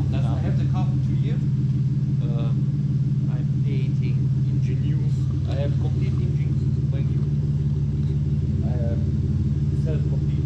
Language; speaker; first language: English; non-native, learner; German